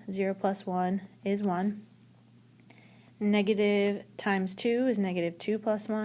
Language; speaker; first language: English; native; English